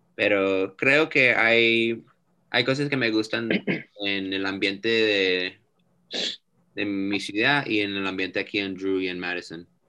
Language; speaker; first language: Spanish; early bilingual, heritage; Spanish